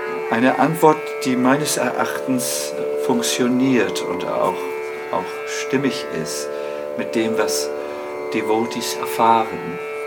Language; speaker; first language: German; native; German